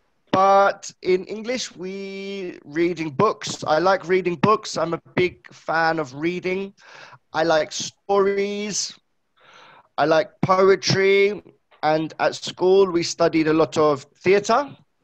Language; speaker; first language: English; native; English